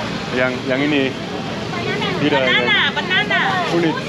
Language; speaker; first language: Indonesian; non-native, learner; German